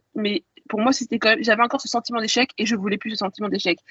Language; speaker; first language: French; native; French